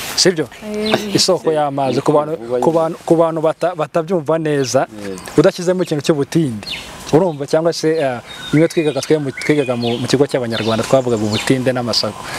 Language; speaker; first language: Kinyarwanda; native; Kinyarwanda